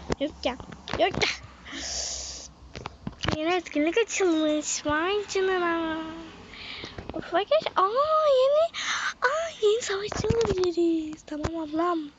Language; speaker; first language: Turkish; native; Turkish